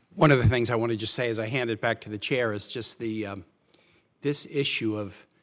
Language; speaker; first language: English; native; English